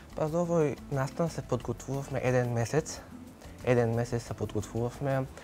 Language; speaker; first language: Macedonian; non-native, local second language; Turkish